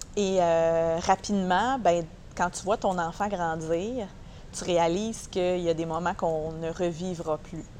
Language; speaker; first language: French; native; French